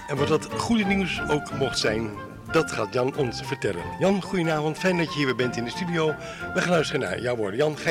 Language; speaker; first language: Dutch; native; Dutch